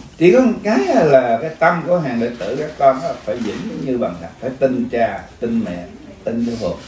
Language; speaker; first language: Vietnamese; early bilingual, heritage; Vietnamese